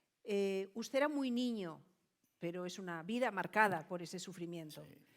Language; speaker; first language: Spanish; native; Spanish